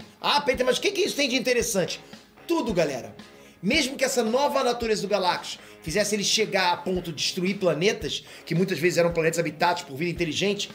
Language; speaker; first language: Portuguese; native; Portuguese